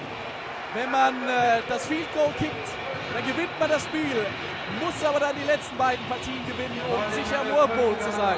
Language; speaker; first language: German; native; German